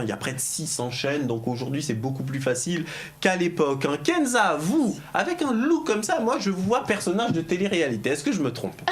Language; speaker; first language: French; native; French